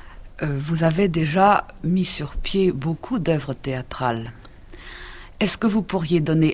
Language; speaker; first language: French; native; French